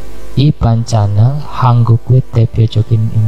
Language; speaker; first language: Korean; non-native, learner; Indonesian